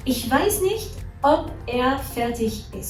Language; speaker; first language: German; non-native, fluent; French